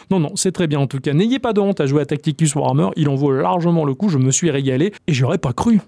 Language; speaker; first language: French; native; French